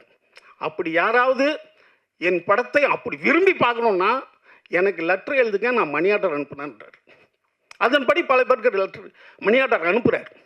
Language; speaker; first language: Tamil; native; Tamil